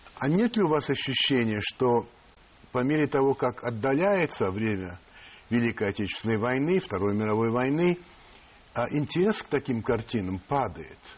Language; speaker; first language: Russian; non-native, fluent; French